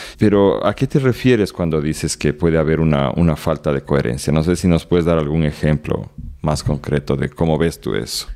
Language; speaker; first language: Spanish; native; Spanish